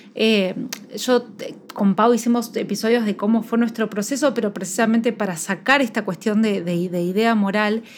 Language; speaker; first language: Spanish; native; Spanish